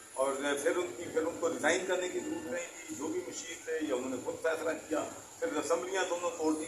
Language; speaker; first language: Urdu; non-native, local second language; Punjabi